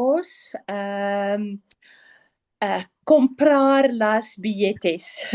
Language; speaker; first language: Spanish; non-native, learner; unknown